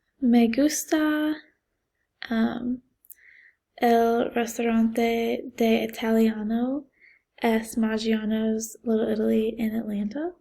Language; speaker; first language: Spanish; non-native, learner; English